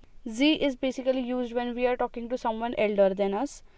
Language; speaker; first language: English; non-native, local second language; Marathi